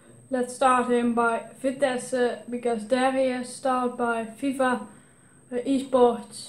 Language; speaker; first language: English; non-native, learner; Dutch